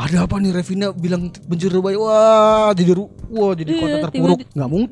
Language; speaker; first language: Indonesian; native; Indonesian